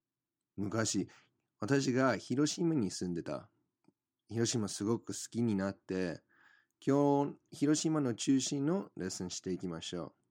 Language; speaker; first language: Japanese; non-native, fluent; English